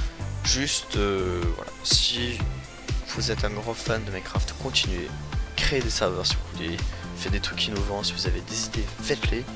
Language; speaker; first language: French; native; French